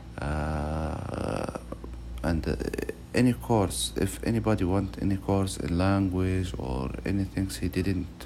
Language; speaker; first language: English; non-native, learner; Arabic